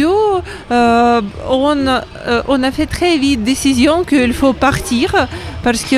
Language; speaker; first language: French; non-native, learner; Ukrainian